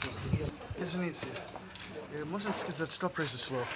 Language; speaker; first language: Russian; non-native, learner; English